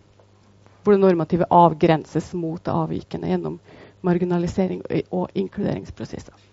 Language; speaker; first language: Norwegian; native; Norwegian